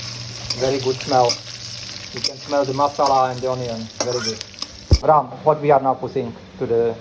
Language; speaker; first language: English; non-native, fluent; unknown